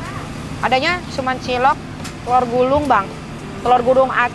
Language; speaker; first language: Indonesian; native; Indonesian